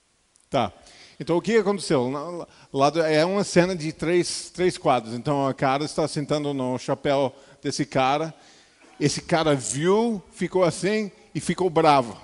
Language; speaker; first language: Portuguese; non-native, fluent; English